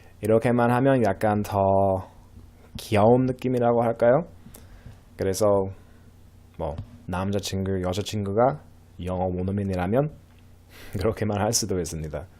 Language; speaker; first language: Korean; non-native, fluent; English